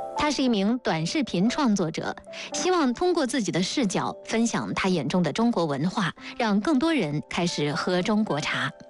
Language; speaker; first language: Chinese; native; Chinese